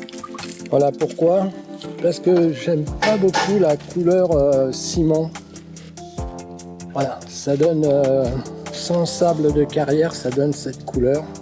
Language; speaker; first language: French; native; French